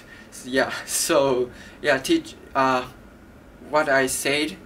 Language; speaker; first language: English; non-native, learner; Japanese